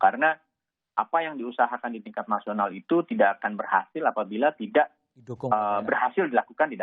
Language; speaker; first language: Indonesian; native; Indonesian